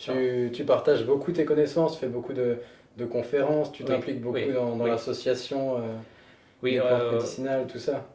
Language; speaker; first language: French; native; French